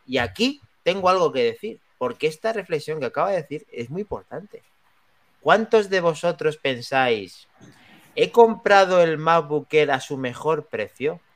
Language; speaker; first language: Spanish; native; Spanish